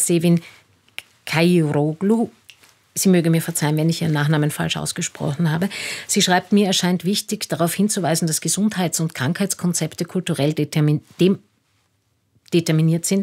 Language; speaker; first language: German; native; German